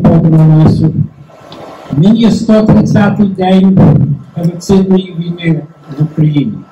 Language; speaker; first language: Ukrainian; early bilingual, heritage; Ukrainian